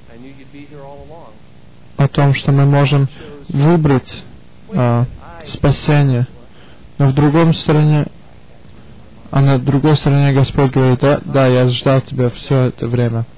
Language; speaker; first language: Russian; early bilingual, heritage; Russian